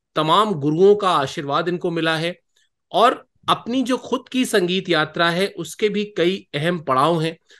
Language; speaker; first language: Hindi; native; Hindi